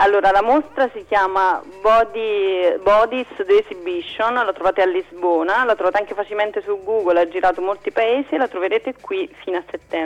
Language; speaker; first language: Italian; native; Italian